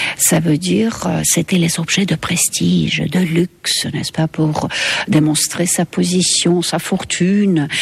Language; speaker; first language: French; non-native, fluent; Estonian